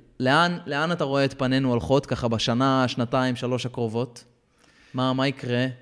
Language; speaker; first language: Hebrew; native; Hebrew